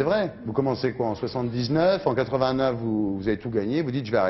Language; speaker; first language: French; native; French